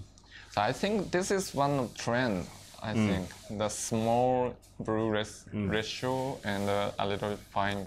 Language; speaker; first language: English; non-native, learner; Japanese